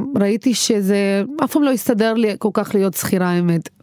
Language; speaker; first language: Hebrew; non-native, fluent; Uzbek